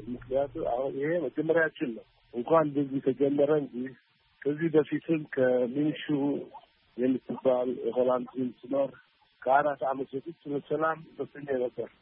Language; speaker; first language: Amharic; non-native, local second language; Tigrinya